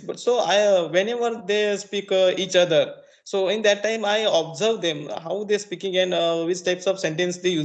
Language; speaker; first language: English; non-native, learner; Marathi